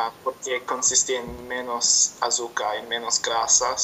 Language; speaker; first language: Spanish; non-native, learner; English